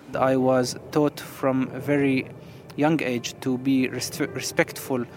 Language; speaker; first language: English; non-native, fluent; Arabic